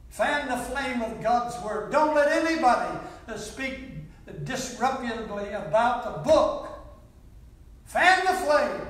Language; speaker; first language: English; native; English